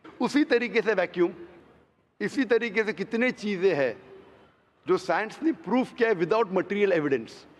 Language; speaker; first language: Hindi; non-native, local second language; Konkani